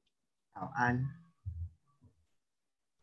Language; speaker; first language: Chinese; non-native, learner; Indonesian